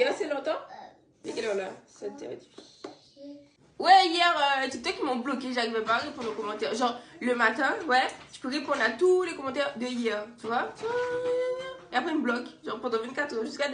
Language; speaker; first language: French; native; French